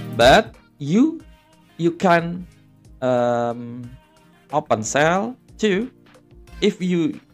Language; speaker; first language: English; non-native, learner; Indonesian